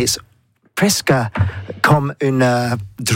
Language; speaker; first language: French; non-native, learner; English